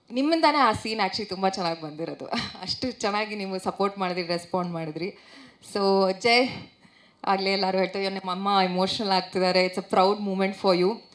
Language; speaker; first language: Kannada; native; Kannada